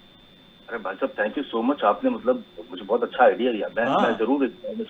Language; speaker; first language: Hindi; native; Hindi